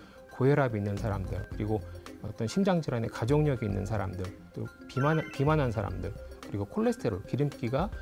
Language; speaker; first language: Korean; native; Korean